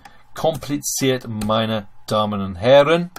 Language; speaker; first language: German; non-native, fluent; English